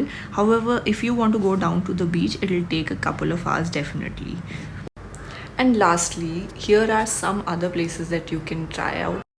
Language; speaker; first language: English; non-native, local second language; Hindi